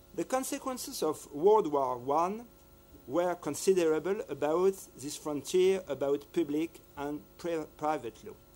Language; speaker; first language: English; non-native, fluent; French